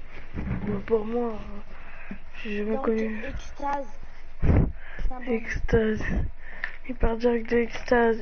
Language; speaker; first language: French; native; French